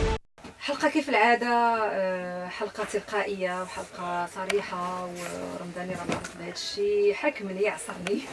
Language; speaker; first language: Arabic; native; Arabic